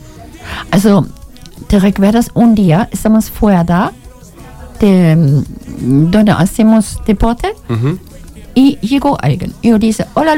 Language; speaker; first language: Spanish; non-native, learner; German